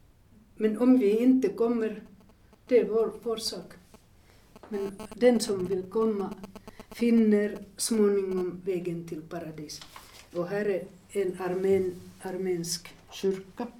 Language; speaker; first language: Swedish; non-native, fluent; Finnish